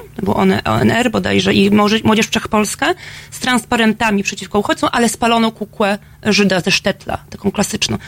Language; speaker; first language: Polish; native; Polish